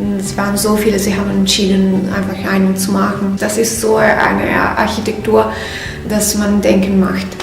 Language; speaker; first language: German; non-native, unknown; Italian